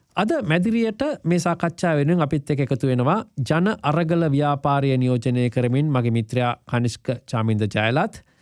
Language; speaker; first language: Sinhala; native; Sinhala